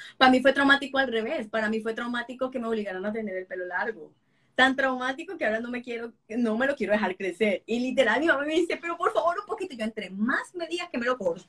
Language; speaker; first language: Spanish; native; Spanish